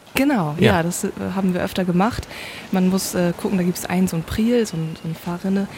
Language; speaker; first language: German; non-native, local second language; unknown